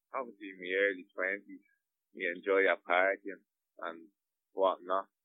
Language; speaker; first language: English; native; English